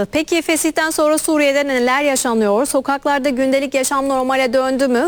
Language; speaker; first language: Turkish; native; Turkish